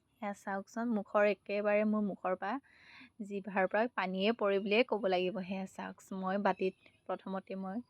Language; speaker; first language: Assamese; native; Assamese